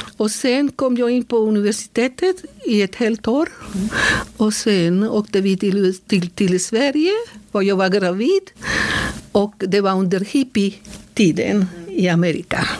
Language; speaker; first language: Swedish; non-native, fluent; Spanish